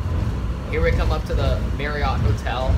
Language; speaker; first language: English; native; English